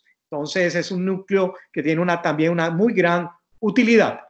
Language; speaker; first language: Spanish; native; Spanish